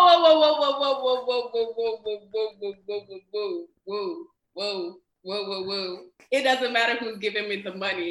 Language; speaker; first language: English; non-native, local second language; Yoruba